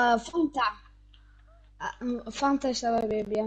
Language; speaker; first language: Spanish; non-native, learner; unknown